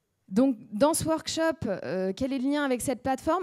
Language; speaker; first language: French; native; French